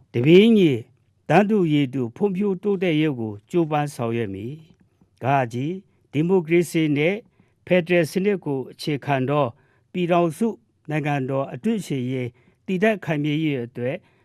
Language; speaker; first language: Burmese; non-native, local second language; Kachin